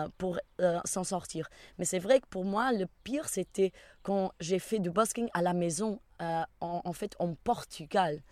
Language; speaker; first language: French; non-native, fluent; Portuguese